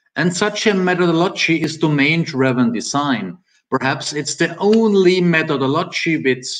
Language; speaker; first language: English; non-native, fluent; German